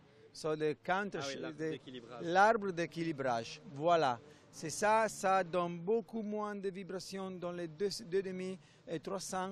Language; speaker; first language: French; non-native, fluent; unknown